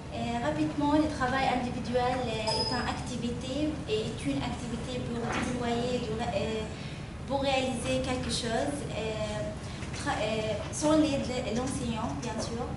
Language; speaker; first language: French; non-native, fluent; Arabic